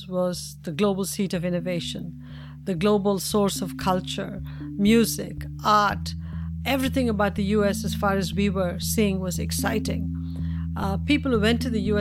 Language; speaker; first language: English; non-native, local second language; Tamil